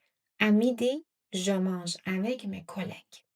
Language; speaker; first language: French; non-native, fluent; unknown